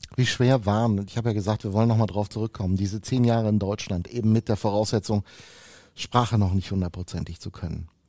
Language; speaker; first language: German; native; German